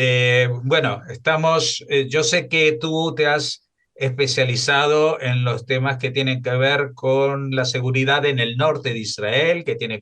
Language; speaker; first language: Spanish; native; Spanish